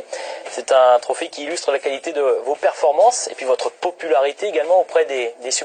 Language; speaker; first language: French; native; French